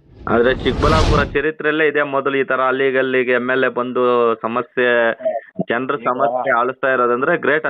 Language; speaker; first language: Kannada; native; Kannada